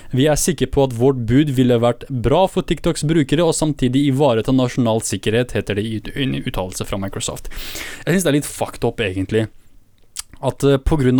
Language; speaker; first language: Norwegian; early bilingual, other home language; Kurdish